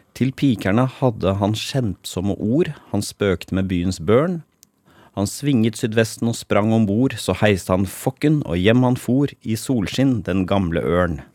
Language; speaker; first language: Norwegian; native; Norwegian